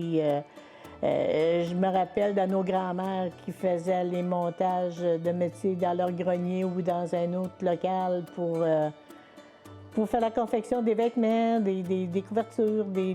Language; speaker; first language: French; native; French